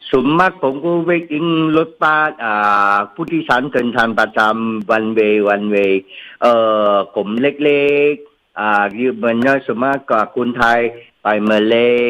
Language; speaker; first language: Thai; non-native, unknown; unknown